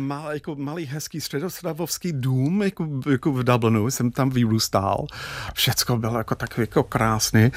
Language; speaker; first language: Czech; non-native, fluent; English